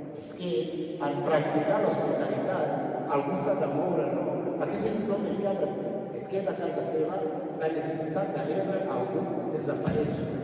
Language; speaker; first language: Catalan; non-native, fluent; Kinyarwanda